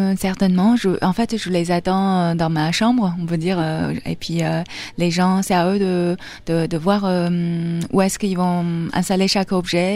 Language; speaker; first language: French; non-native, fluent; Chinese